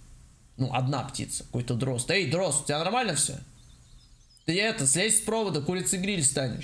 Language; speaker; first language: Russian; native; Russian